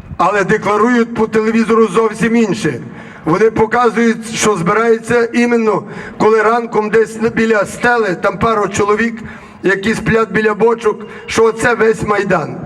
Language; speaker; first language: Ukrainian; native; Ukrainian